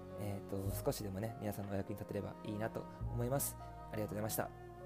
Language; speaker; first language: Japanese; native; Japanese